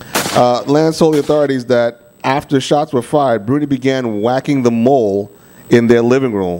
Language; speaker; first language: English; native; English